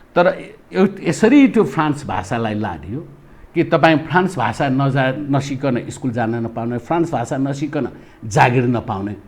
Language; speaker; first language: Nepali; non-native, local second language; Newari